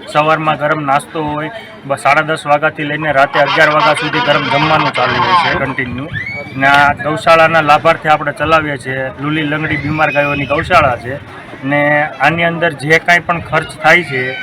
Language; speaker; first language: Gujarati; native; Gujarati